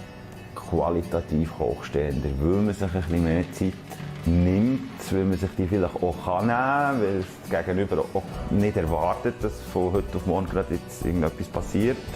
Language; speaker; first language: German; native; German